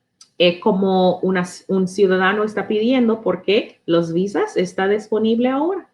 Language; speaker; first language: Spanish; non-native, learner; English